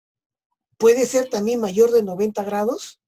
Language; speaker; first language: Spanish; native; Spanish